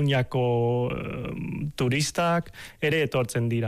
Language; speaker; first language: Basque; non-native, fluent; Cantonese